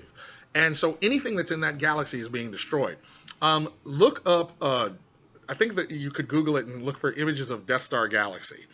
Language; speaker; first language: English; native; English